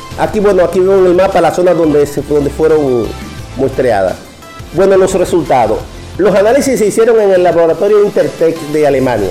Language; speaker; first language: Spanish; native; Spanish